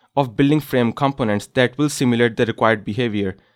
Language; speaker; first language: English; non-native, local second language; Urdu